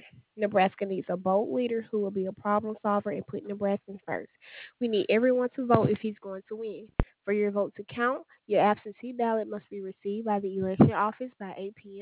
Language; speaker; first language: English; native; English